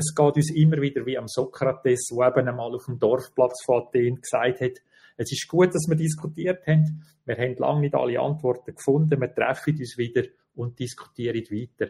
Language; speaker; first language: German; native; German